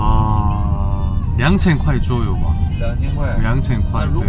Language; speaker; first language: Chinese; non-native, learner; Korean